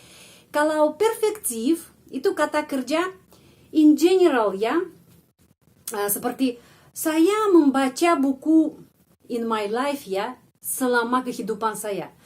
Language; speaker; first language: Indonesian; non-native, fluent; Russian